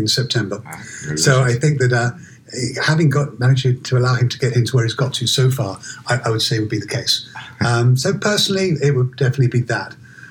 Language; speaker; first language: English; native; English